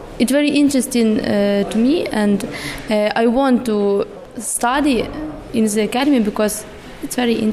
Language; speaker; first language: English; non-native, learner; Ukrainian